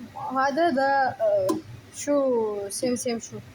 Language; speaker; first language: Arabic; non-native, learner; Amharic